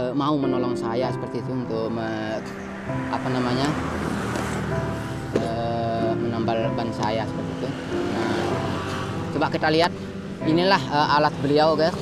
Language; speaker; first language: Indonesian; non-native, local second language; Sasak